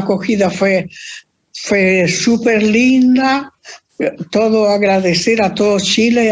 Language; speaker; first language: Spanish; early bilingual, other home language; Italian